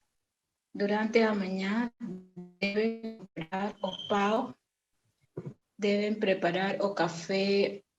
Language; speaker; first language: Portuguese; non-native, learner; Spanish